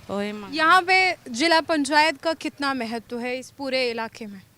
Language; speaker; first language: Hindi; native; Hindi